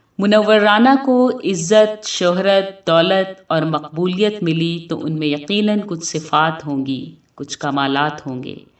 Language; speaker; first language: Urdu; native; Urdu